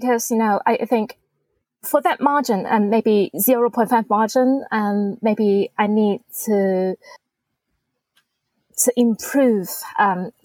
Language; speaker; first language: English; non-native, fluent; Chinese